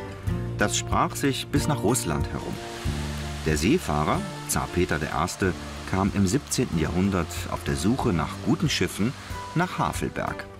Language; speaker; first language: German; native; German